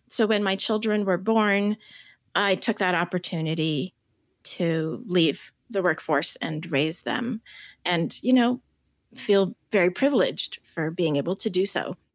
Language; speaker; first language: English; early bilingual, other home language; Chinese